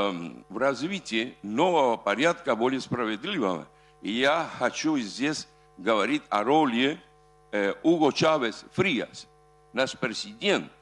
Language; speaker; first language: Russian; non-native, fluent; Spanish